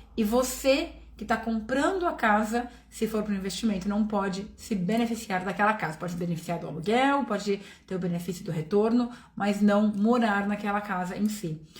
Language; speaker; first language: Portuguese; native; Portuguese